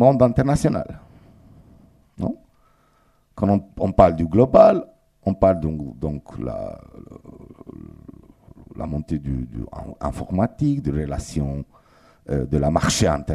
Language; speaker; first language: French; non-native, fluent; Romanian